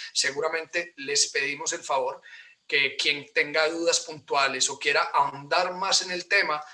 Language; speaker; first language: Spanish; native; Spanish